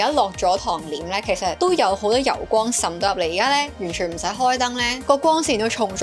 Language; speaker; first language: Cantonese; native; Cantonese